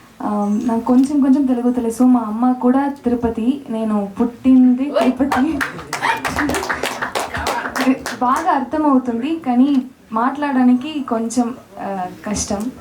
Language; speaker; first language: Telugu; non-native, local second language; Tamil